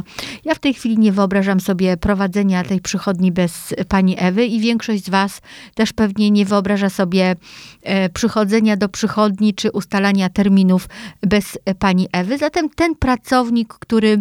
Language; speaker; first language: Polish; native; Polish